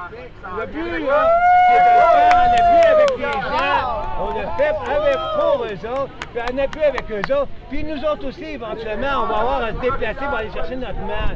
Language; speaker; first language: French; native; French